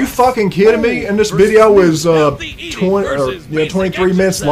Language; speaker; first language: English; native; English